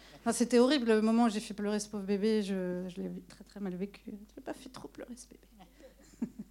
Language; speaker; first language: French; native; French